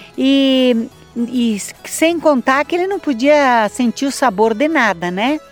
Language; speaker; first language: Portuguese; native; Portuguese